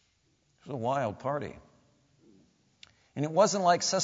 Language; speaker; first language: English; native; English